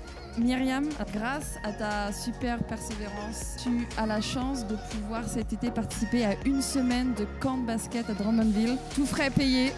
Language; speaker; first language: French; native; French